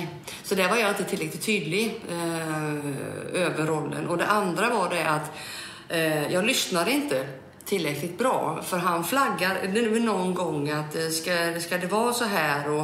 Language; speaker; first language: Swedish; native; Swedish